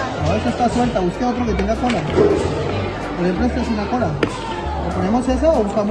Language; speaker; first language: Spanish; native; Spanish